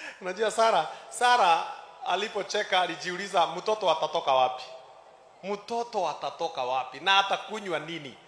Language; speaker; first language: Swahili; non-native, local second language; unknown